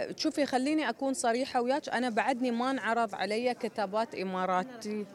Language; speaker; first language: Arabic; native; Arabic